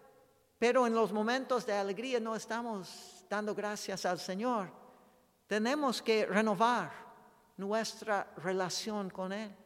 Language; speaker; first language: Spanish; non-native, fluent; English